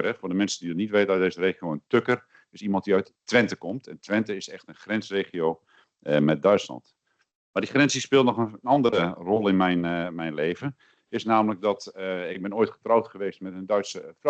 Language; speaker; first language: Dutch; native; Dutch